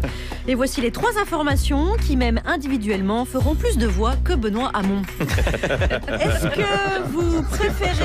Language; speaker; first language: French; native; French